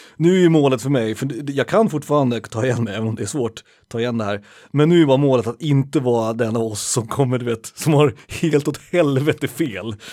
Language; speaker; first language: Swedish; native; Swedish